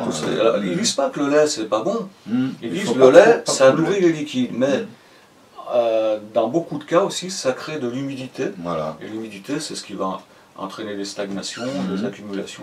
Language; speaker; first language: French; native; French